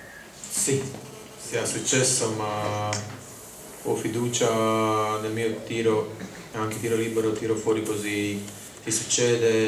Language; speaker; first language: Italian; non-native, learner; Croatian